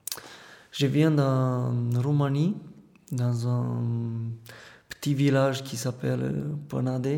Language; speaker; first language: French; non-native, fluent; Romanian